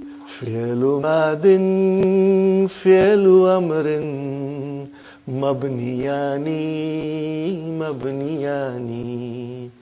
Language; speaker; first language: Arabic; non-native, fluent; Urdu